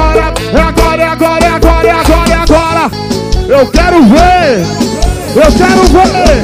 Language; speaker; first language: Portuguese; native; Portuguese